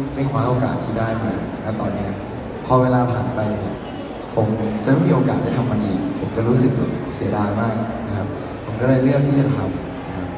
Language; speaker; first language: Thai; native; Thai